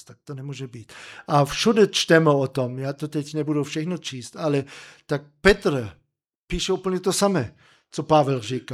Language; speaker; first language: Czech; non-native, fluent; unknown